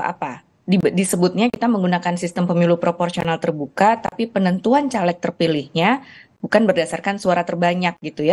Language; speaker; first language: Indonesian; native; Indonesian